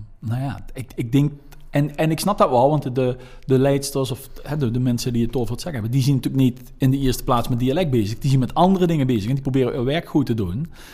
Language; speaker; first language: Dutch; native; Dutch